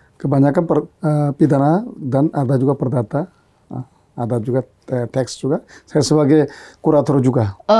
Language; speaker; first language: Indonesian; non-native, fluent; Korean